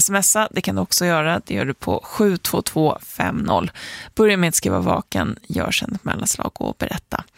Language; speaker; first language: Swedish; native; Swedish